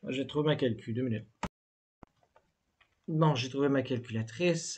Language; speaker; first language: French; native; French